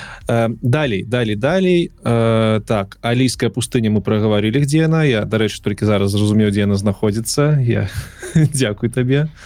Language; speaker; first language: Belarusian; non-native, local second language; Russian